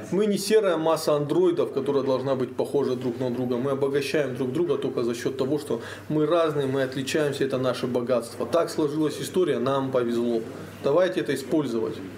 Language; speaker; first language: Russian; native; Russian